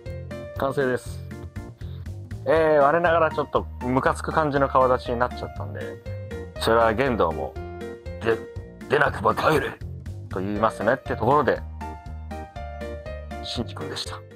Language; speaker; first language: Japanese; native; Japanese